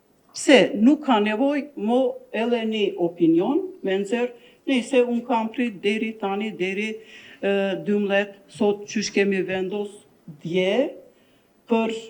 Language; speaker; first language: Albanian; non-native, local second language; Turkish